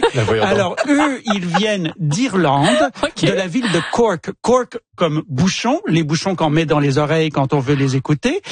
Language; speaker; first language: French; native; French